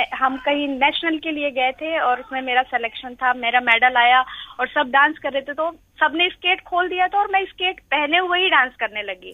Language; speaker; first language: Hindi; native; Hindi